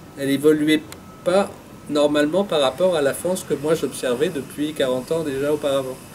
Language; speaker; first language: French; early bilingual, other home language; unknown